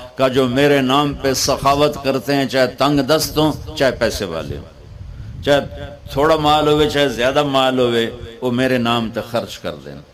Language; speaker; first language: Urdu; non-native, local second language; Punjabi